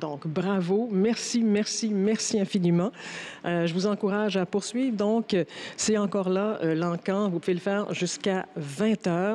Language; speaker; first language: French; native; French